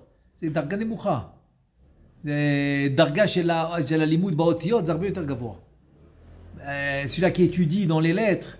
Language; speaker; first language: Hebrew; non-native, fluent; French